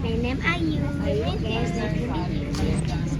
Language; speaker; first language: English; non-native, learner; Indonesian